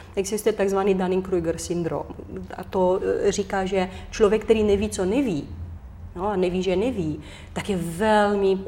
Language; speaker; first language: Czech; non-native, fluent; Romanian